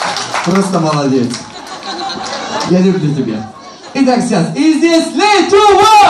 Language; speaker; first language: Russian; non-native, learner; Turkish